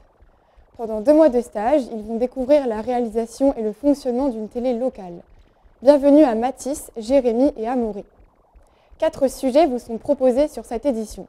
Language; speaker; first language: French; native; French